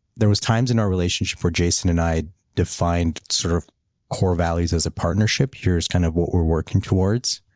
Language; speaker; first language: English; early bilingual, other home language; Polish